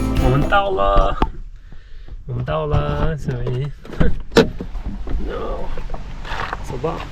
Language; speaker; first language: Chinese; non-native, fluent; German